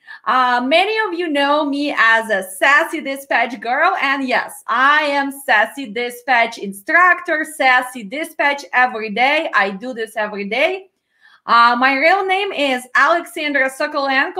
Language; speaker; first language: English; non-native, fluent; Ukrainian